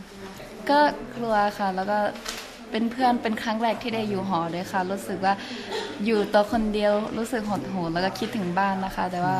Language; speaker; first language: Thai; non-native, local second language; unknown